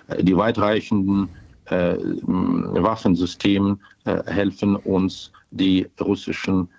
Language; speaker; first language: German; non-native, fluent; Ukrainian